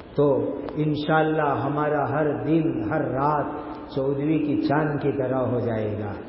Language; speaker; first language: Urdu; non-native, local second language; Gujarati